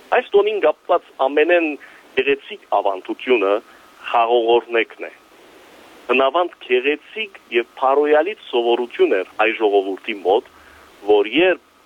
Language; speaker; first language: Armenian; early bilingual, heritage; Armenian